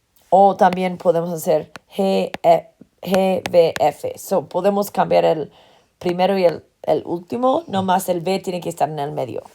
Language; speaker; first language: Spanish; non-native, fluent; English